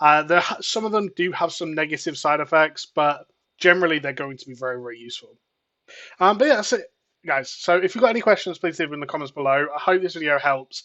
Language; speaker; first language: English; native; English